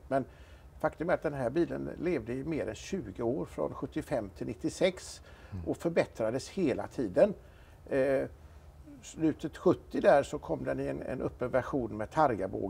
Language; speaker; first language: Swedish; native; Swedish